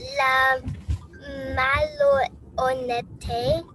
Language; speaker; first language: French; non-native, learner; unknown